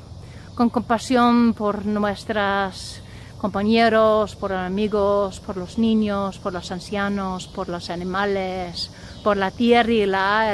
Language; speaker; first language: Spanish; non-native, learner; English